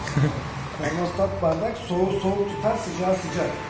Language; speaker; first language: Turkish; native; Turkish